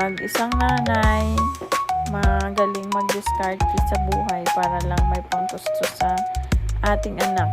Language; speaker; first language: Filipino; non-native, local second language; Hiligaynon